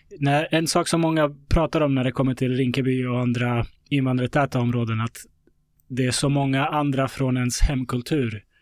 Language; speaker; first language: Swedish; early bilingual, other home language; Bosnian